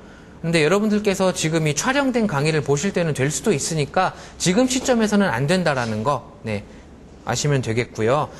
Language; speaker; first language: Korean; native; Korean